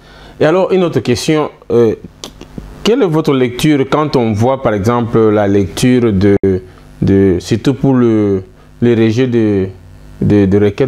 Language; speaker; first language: French; non-native, local second language; Lingala